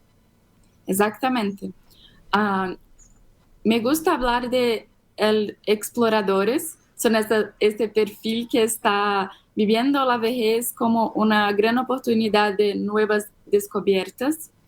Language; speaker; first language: Spanish; non-native, fluent; Portuguese